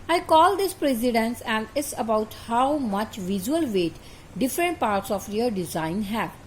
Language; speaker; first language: English; non-native, local second language; Punjabi